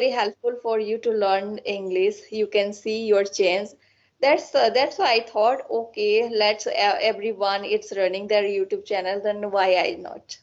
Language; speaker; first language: English; non-native, learner; Assamese